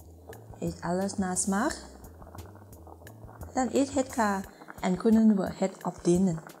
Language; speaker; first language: Dutch; non-native, learner; Thai